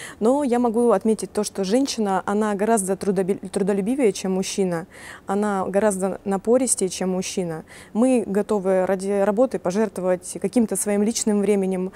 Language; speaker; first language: Russian; native; Russian